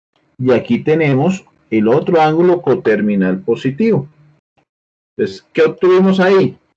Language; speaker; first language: Spanish; native; Spanish